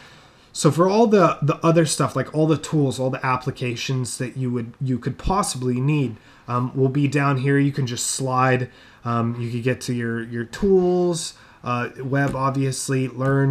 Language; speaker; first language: English; native; English